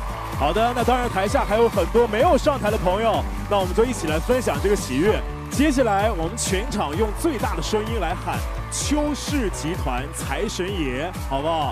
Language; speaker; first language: Chinese; native; Chinese